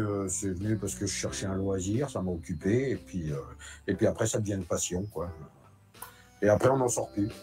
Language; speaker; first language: French; native; French